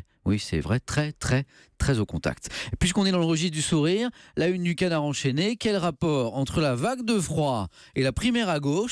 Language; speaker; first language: French; native; French